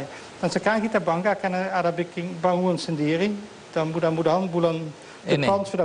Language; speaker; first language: Indonesian; non-native, fluent; Dutch